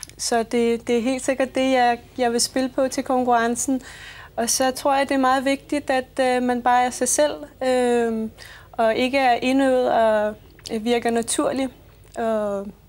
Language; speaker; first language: Danish; early bilingual, other home language; Belarusian